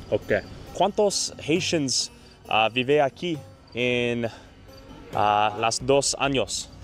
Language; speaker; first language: Spanish; non-native, learner; English